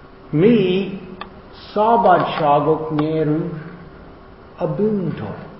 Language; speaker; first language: Hungarian; non-native, fluent; English